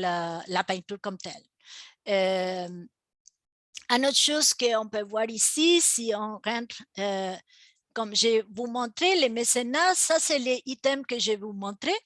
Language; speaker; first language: French; non-native, fluent; Spanish